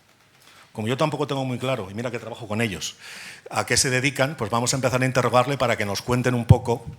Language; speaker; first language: Spanish; native; Spanish